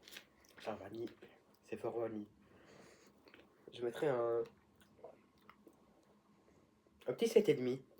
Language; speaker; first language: French; native; French